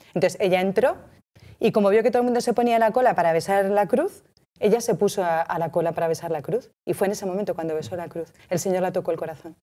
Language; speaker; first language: Spanish; native; Spanish